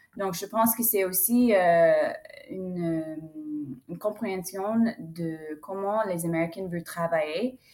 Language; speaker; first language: French; non-native, fluent; English